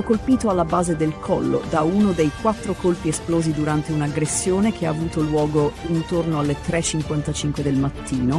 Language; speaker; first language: Italian; native; Italian